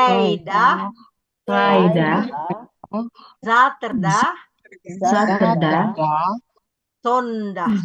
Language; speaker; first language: Dutch; non-native, fluent; Indonesian